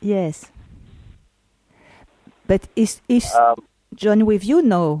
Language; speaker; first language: English; non-native, learner; French